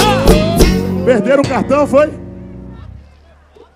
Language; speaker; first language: Portuguese; native; Portuguese